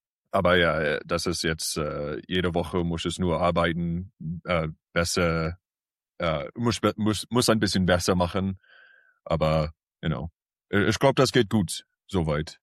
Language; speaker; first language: German; early bilingual, heritage; English